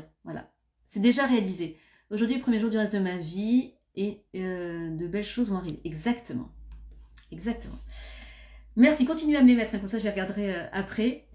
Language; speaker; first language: French; native; French